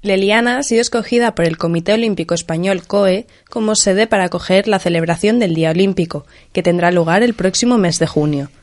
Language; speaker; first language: Spanish; non-native, local second language; Catalan